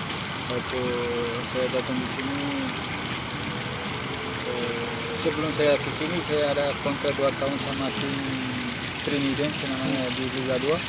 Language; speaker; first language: Indonesian; non-native, fluent; Spanish